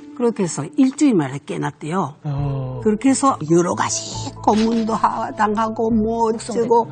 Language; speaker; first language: Korean; early bilingual, heritage; Korean